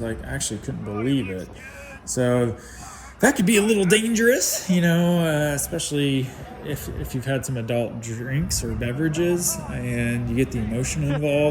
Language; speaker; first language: English; native; English